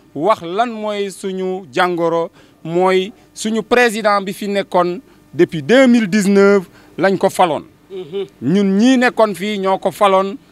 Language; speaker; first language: Wolof; non-native, local second language; Jola-Fonyi